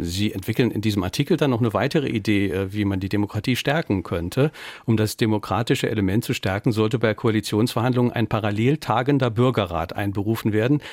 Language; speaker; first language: German; native; German